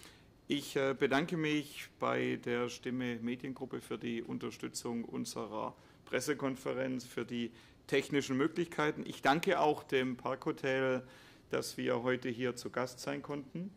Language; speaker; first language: German; native; German